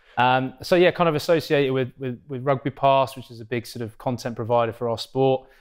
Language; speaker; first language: English; native; English